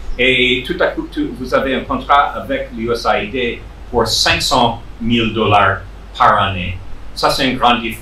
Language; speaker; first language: French; non-native, fluent; English